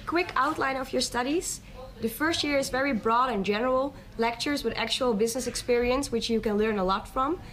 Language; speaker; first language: English; non-native, fluent; Dutch